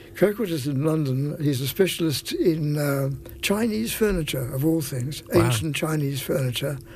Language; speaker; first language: English; native; English